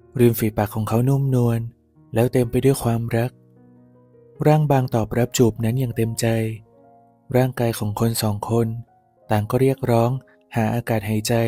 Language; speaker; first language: Thai; native; Thai